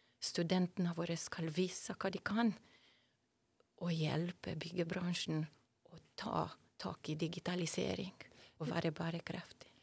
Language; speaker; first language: Norwegian; non-native, fluent; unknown